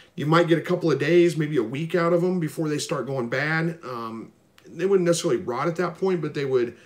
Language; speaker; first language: English; native; English